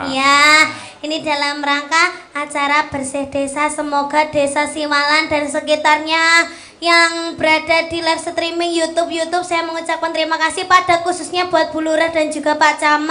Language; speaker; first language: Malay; non-native, local second language; Javanese